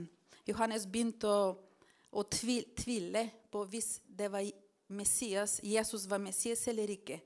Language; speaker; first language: Norwegian; non-native, fluent; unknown